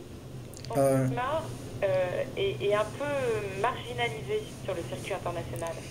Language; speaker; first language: French; native; French